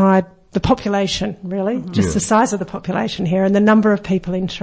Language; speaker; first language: English; native; English